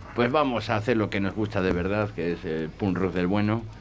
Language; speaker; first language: Spanish; native; Spanish